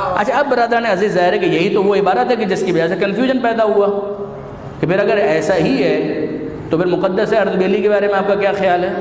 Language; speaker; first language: Urdu; non-native, local second language; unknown